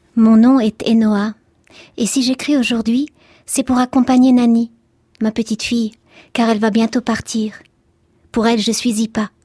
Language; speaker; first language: French; early bilingual, other home language; Arabic